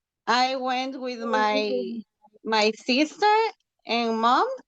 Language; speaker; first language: English; non-native, learner; Spanish